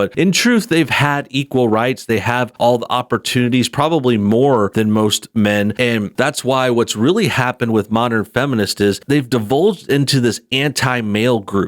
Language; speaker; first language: English; native; English